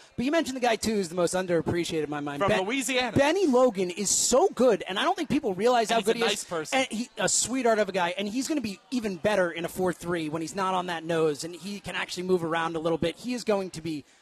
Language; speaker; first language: English; native; English